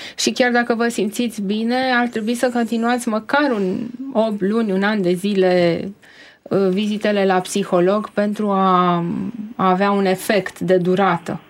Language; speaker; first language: Romanian; native; Romanian